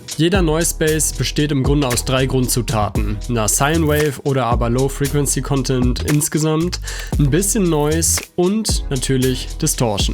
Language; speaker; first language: German; native; German